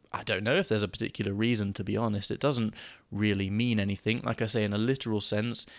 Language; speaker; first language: English; native; English